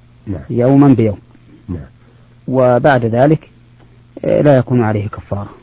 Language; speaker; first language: Arabic; native; Arabic